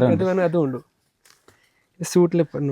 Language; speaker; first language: Malayalam; non-native, learner; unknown